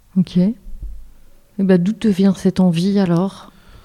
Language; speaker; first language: French; native; French